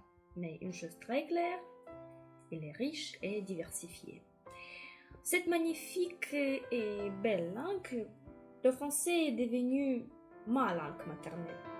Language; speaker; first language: French; non-native, fluent; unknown